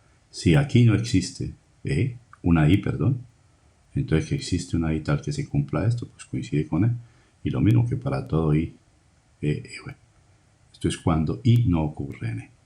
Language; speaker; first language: Spanish; native; Spanish